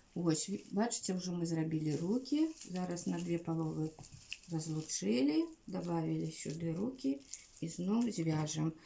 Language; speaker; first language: Belarusian; native; Belarusian